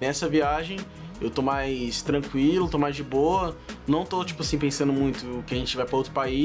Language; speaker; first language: Portuguese; native; Portuguese